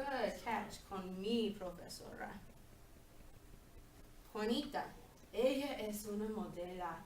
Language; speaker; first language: Spanish; non-native, learner; English